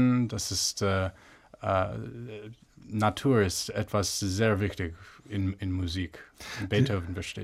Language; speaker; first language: German; non-native, fluent; English